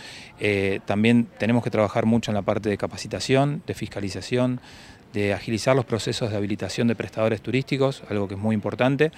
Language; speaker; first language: Spanish; native; Spanish